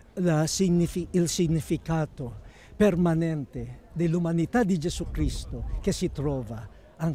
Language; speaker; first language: Italian; non-native, fluent; Filipino